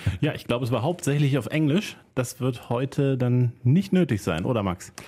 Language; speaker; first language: German; native; German